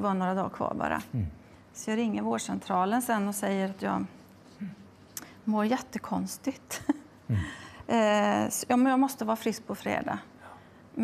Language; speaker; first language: Swedish; native; Swedish